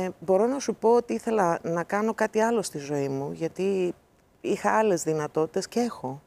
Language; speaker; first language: Greek; early bilingual, heritage; Greek